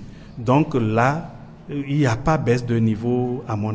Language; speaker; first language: French; non-native, local second language; Ewe